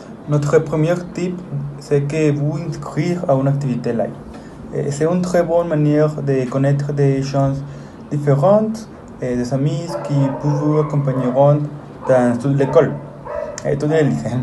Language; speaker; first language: French; non-native, learner; Spanish